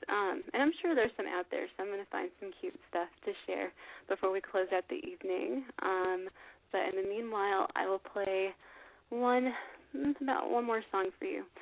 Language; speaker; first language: English; native; English